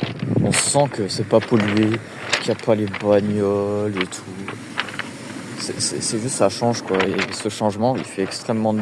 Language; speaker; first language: French; native; French